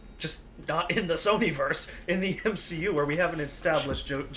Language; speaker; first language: English; early bilingual, other home language; Spanish